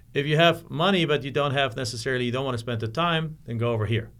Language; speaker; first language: English; non-native, fluent; German